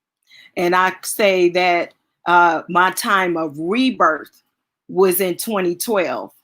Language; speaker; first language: English; native; English